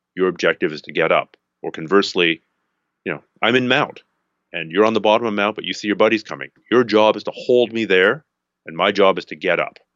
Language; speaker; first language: English; native; English